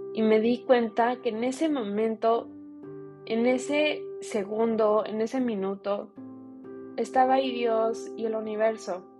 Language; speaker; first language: Spanish; early bilingual, heritage; Spanish